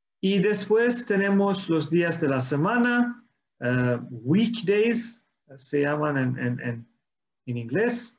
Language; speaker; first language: Spanish; non-native, fluent; English